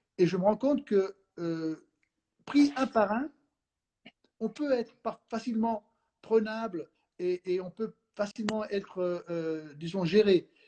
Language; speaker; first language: French; non-native, fluent; Spanish